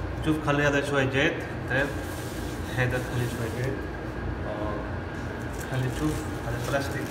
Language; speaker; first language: Arabic; non-native, learner; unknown